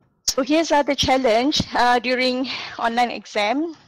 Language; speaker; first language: English; non-native, local second language; Malay